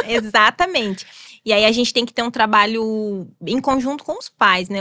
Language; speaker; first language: Portuguese; native; Portuguese